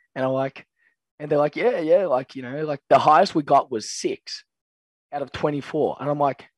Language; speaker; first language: English; native; English